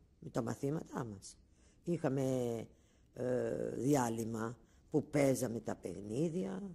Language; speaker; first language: Greek; non-native, local second language; Ladino